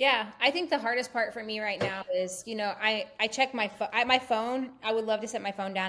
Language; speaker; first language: English; native; English